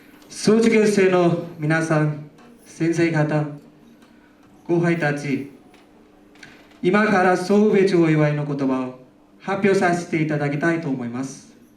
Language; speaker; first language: Japanese; non-native, learner; Nepali